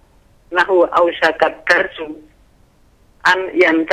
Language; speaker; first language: Arabic; non-native, learner; Indonesian